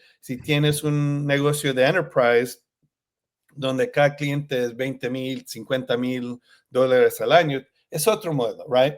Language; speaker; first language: Spanish; early bilingual, heritage; Spanish